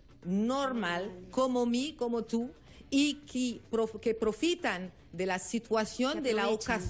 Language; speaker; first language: Spanish; non-native, learner; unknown